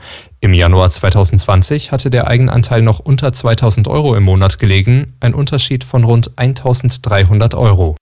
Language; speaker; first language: German; native; German